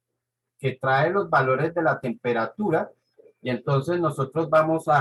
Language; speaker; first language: Spanish; native; Spanish